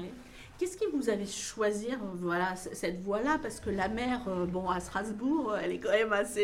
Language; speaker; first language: French; native; French